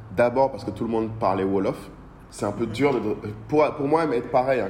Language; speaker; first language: French; non-native, local second language; Bambara